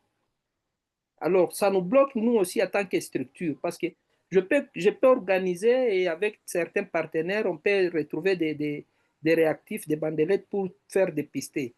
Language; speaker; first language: French; non-native, local second language; Swahili